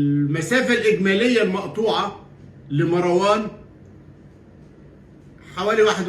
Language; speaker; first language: Arabic; native; Arabic